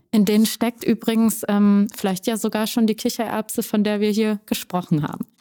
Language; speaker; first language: German; native; German